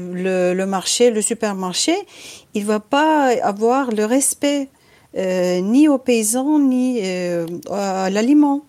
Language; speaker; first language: French; non-native, fluent; Turkish